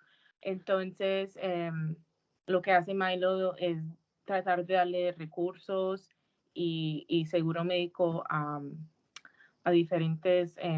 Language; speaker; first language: Spanish; early bilingual, heritage; English